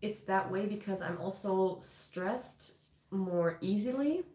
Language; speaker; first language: English; non-native, fluent; German